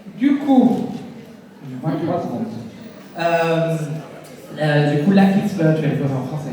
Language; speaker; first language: French; native; French